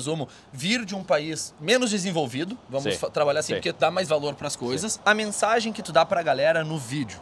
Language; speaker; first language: Portuguese; native; Portuguese